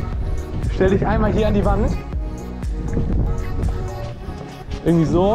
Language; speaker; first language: German; native; German